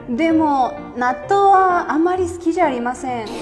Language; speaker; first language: Japanese; non-native, fluent; Spanish